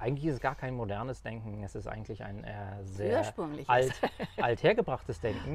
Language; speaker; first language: German; native; German